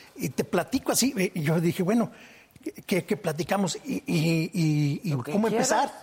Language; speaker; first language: Spanish; native; Spanish